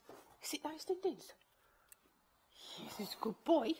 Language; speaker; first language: English; native; English